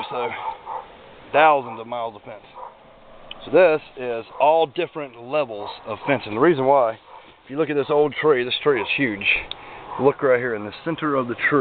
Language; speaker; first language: English; native; English